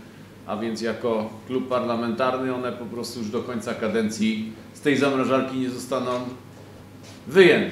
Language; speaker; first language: Polish; native; Polish